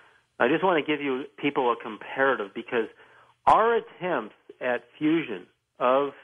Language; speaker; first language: English; native; English